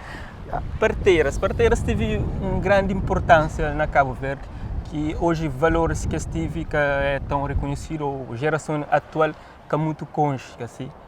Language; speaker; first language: Portuguese; non-native, local second language; Kabuverdianu